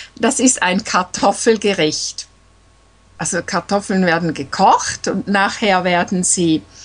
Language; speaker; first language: German; native; German